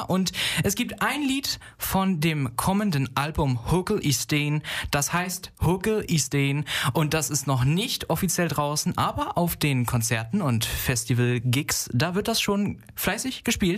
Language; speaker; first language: German; native; German